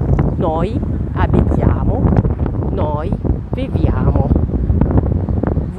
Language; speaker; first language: Italian; non-native, learner; Arabic